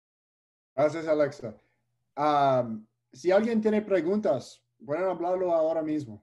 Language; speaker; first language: Spanish; early bilingual, heritage; English